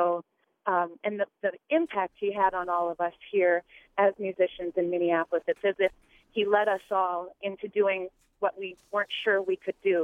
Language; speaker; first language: English; native; English